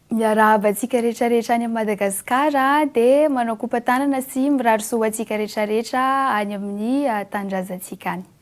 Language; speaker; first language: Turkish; non-native, learner; Malagasy